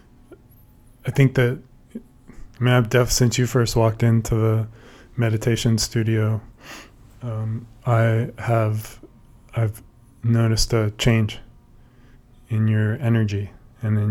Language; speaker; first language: English; native; English